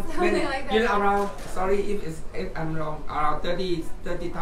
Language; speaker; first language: English; non-native, learner; Thai